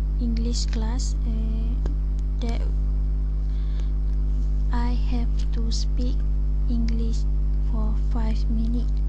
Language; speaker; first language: English; non-native, learner; Malay